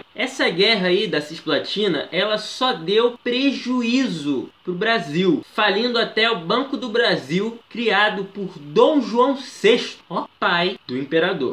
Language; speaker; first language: Portuguese; native; Portuguese